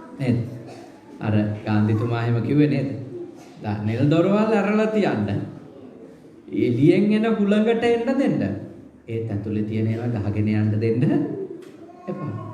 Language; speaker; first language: Sinhala; native; Sinhala